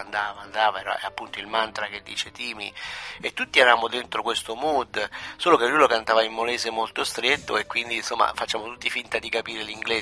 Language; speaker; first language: Italian; native; Italian